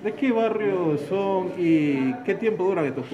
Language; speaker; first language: Spanish; native; Spanish